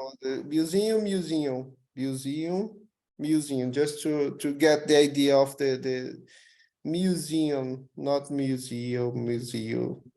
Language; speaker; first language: English; non-native, learner; Portuguese